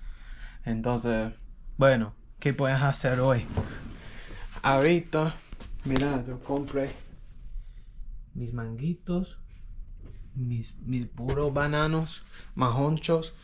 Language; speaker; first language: Spanish; non-native, learner; English